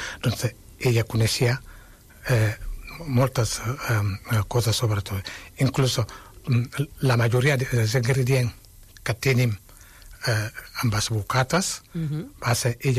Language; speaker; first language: Catalan; non-native, fluent; Wolof